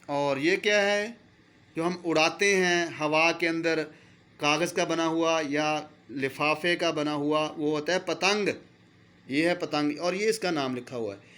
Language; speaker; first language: Urdu; non-native, local second language; Punjabi